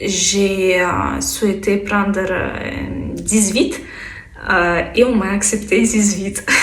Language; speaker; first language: French; non-native, fluent; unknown